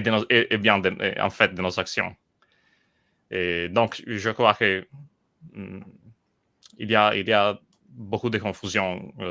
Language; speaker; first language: French; non-native, learner; Italian